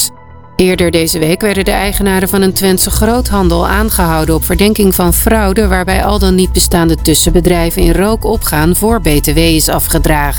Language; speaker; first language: Dutch; native; Dutch